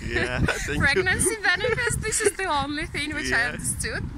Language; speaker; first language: English; non-native, fluent; Russian